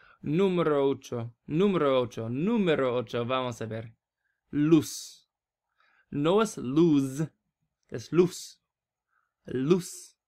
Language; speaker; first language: Spanish; non-native, learner; English